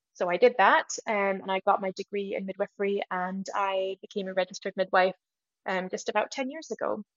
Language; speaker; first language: English; native; English